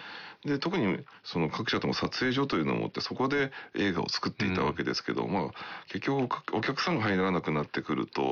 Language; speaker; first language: Japanese; native; Japanese